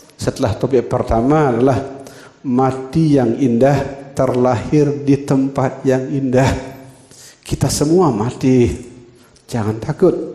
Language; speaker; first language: Indonesian; non-native, local second language; Balinese